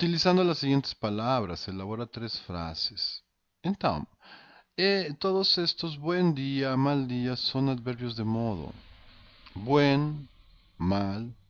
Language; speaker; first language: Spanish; non-native, fluent; Portuguese